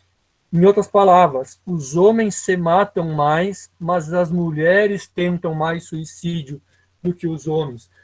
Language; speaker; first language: Portuguese; native; Portuguese